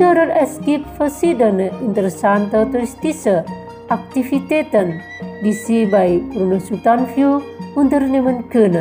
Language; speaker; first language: German; non-native, fluent; Indonesian